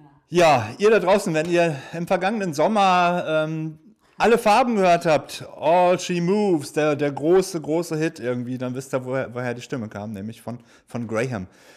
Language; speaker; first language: German; native; German